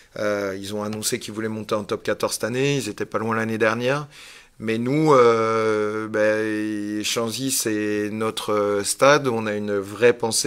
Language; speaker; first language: French; native; French